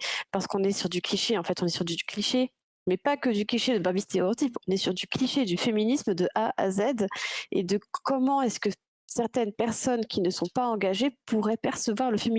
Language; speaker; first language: French; native; French